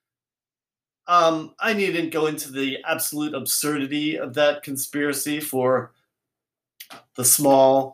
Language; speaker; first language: English; native; English